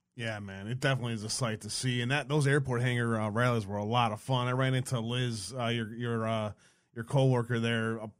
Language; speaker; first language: English; native; English